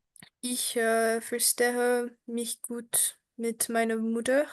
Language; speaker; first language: German; non-native, learner; French